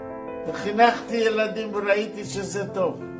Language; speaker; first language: Hebrew; non-native, fluent; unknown